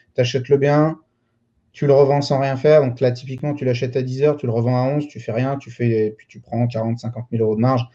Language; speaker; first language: French; native; French